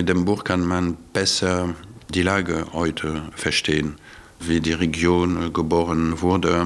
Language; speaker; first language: German; non-native, fluent; French